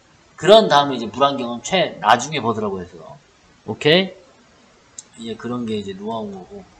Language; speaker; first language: Korean; native; Korean